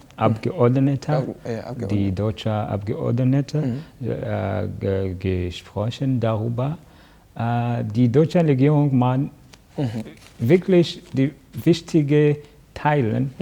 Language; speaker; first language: German; non-native, learner; Kinyarwanda